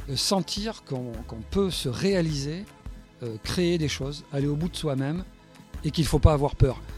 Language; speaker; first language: French; native; French